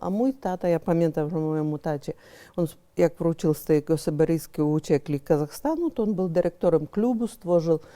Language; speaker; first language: Polish; early bilingual, heritage; Polish